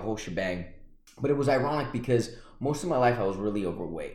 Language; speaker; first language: English; early bilingual, other home language; Spanish